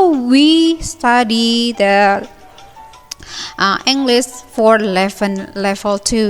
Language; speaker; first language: English; non-native, fluent; Indonesian